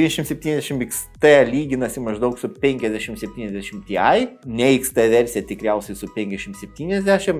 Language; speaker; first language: Lithuanian; native; Lithuanian